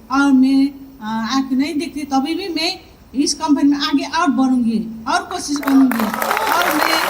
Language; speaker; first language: Hindi; non-native, local second language; Bangla